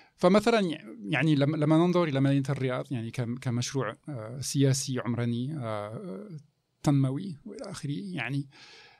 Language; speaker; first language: Arabic; non-native, fluent; French